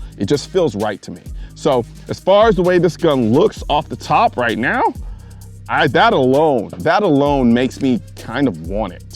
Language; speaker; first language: English; native; English